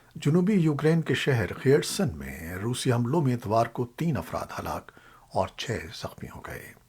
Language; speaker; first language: Urdu; native; Urdu